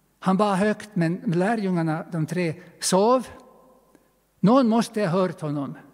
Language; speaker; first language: Swedish; native; Swedish